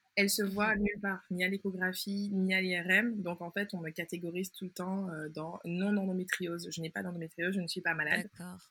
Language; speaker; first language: French; native; French